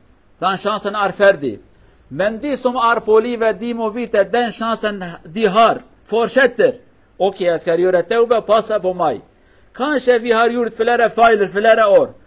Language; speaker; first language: Swedish; non-native, learner; Kurdish